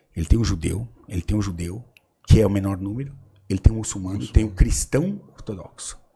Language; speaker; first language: Portuguese; native; Portuguese